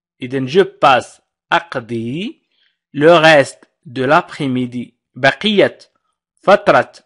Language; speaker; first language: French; non-native, fluent; Arabic